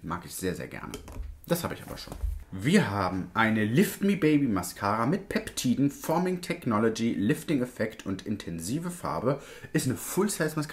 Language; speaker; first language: German; native; German